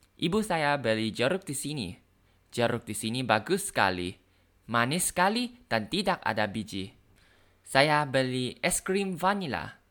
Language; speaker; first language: Indonesian; non-native, learner; Thai